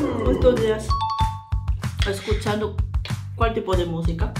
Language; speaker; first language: Spanish; non-native, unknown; Korean